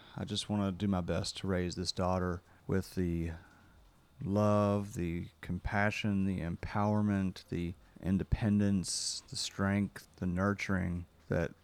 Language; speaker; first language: English; native; English